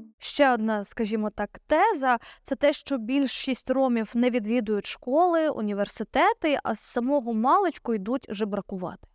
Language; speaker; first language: Ukrainian; native; Ukrainian